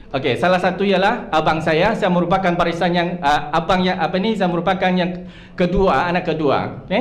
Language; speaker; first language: Malay; non-native, local second language; Chinese